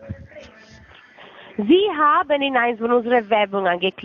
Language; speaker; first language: German; non-native, fluent; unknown